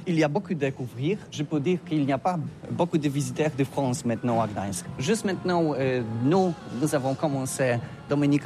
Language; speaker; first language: French; non-native, learner; Polish